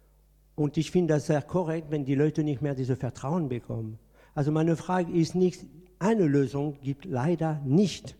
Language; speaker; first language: German; non-native, fluent; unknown